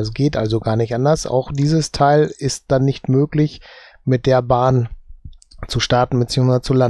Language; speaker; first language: German; native; German